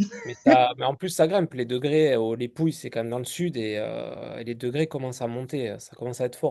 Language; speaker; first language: French; native; French